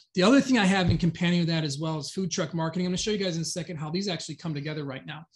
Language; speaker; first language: English; native; English